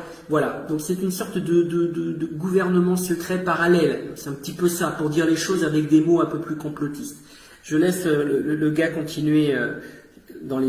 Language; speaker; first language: French; native; French